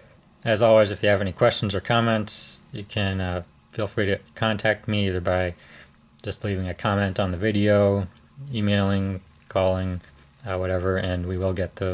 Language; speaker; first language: English; native; English